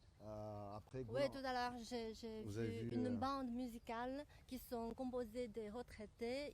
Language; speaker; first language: French; non-native, fluent; Chinese